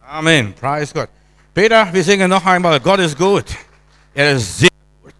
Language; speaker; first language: German; native; German